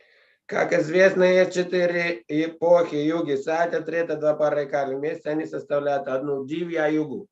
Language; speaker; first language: Russian; native; Russian